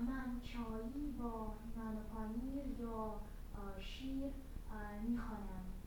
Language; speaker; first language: Persian; non-native, learner; Russian